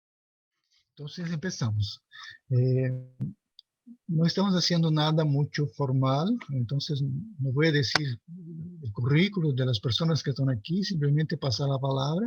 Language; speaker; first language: Spanish; non-native, fluent; Portuguese